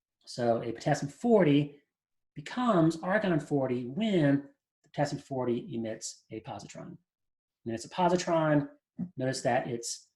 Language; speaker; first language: English; native; English